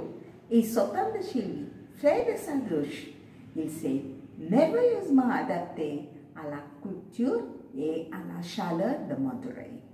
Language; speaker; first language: French; non-native, fluent; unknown